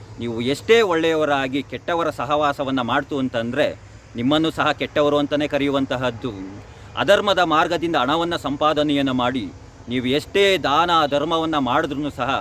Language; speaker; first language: Kannada; native; Kannada